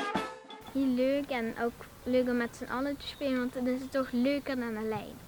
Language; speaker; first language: Dutch; native; Dutch